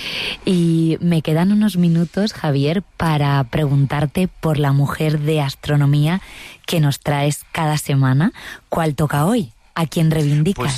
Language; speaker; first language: Spanish; native; Spanish